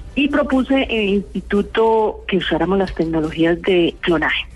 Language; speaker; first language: Spanish; native; Spanish